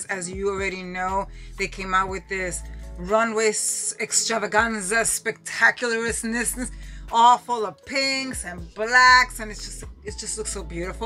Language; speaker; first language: English; early bilingual, other home language; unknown